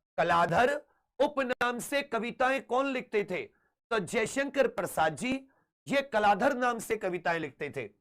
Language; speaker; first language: Hindi; native; Hindi